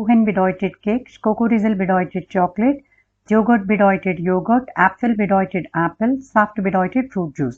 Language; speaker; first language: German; non-native, learner; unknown